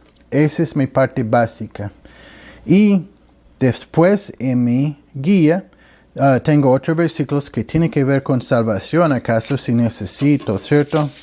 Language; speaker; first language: Spanish; non-native, learner; English